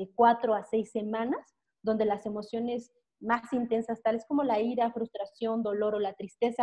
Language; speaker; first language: Spanish; native; Spanish